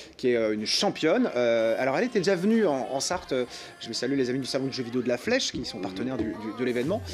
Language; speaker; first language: French; native; French